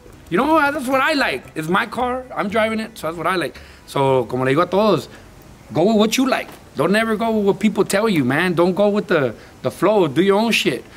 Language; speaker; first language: English; early bilingual, other home language; Spanish